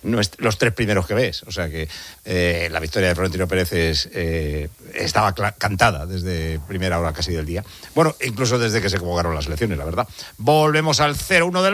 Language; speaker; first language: Spanish; native; Spanish